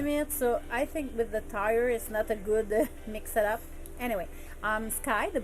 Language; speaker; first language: English; non-native, learner; French